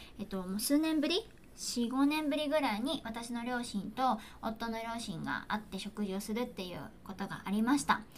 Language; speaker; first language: Japanese; native; Japanese